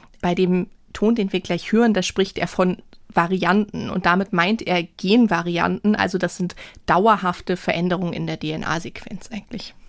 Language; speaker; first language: German; native; German